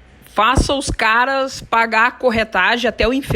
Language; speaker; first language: Portuguese; native; Portuguese